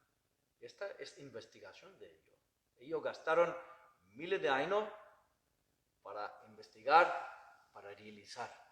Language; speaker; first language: Spanish; non-native, learner; Bangla